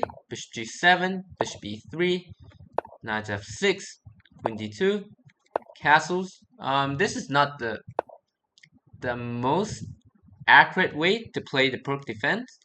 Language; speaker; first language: English; non-native, fluent; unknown